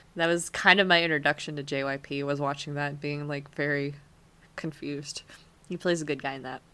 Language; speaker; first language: English; native; English